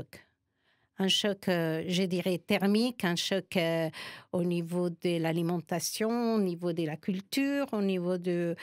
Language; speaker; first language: French; non-native, fluent; Spanish